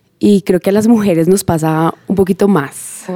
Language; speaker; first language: Spanish; native; Spanish